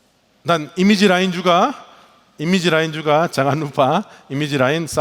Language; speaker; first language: Indonesian; non-native, learner; Korean